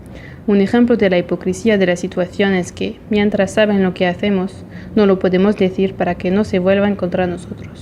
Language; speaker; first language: Spanish; non-native, fluent; Portuguese